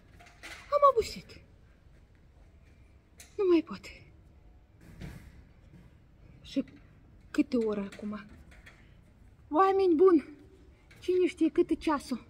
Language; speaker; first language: Romanian; non-native, learner; Russian